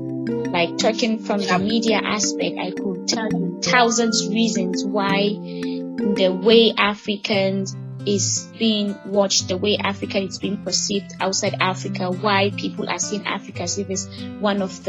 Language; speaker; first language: English; non-native, local second language; Hausa